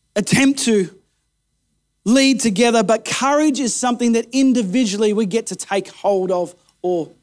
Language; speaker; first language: English; native; English